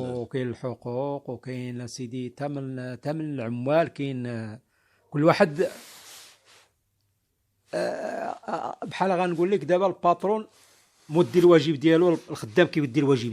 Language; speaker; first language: Arabic; native; Arabic